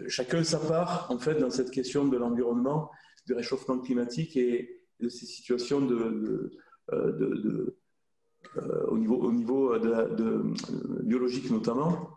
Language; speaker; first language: French; native; French